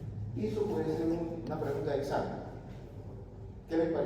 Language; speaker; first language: Spanish; native; Spanish